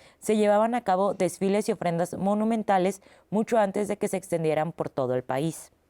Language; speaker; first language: Spanish; native; Spanish